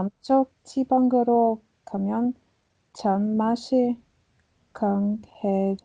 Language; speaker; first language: Korean; non-native, learner; Latvian